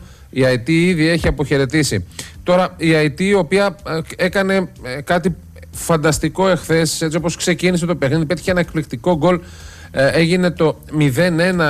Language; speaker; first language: Greek; native; Greek